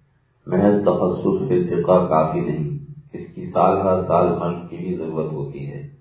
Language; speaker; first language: Urdu; native; Urdu